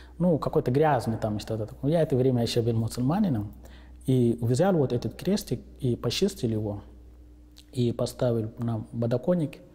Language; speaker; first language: Russian; non-native, fluent; Arabic